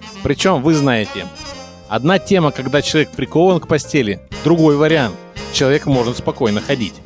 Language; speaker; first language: Russian; native; Russian